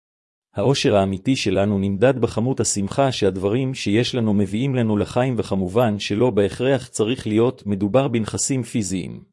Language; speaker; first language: Hebrew; native; Hebrew